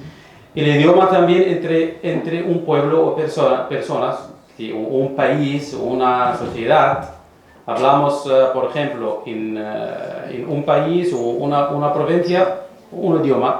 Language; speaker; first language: Spanish; non-native, fluent; Arabic